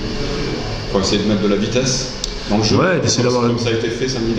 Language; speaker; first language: French; native; French